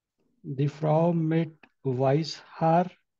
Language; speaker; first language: German; non-native, learner; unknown